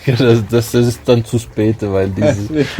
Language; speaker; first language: German; non-native, learner; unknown